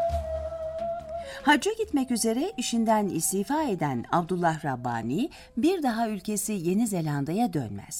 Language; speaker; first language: Turkish; native; Turkish